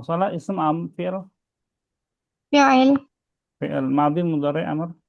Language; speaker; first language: Arabic; non-native, fluent; Indonesian